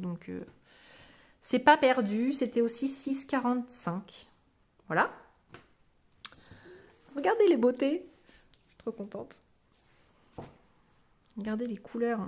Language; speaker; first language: French; native; French